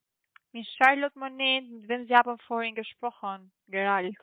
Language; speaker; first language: German; non-native, learner; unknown